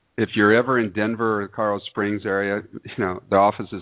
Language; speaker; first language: English; native; English